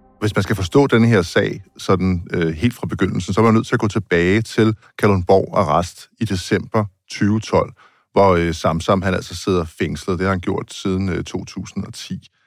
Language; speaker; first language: Danish; native; Danish